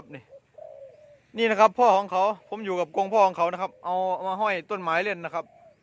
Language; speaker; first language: Thai; non-native, local second language; Northeastern Thai